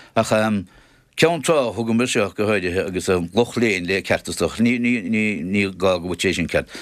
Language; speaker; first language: Irish; native; Irish